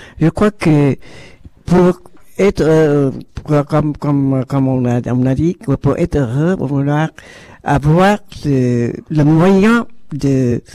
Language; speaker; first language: French; non-native, learner; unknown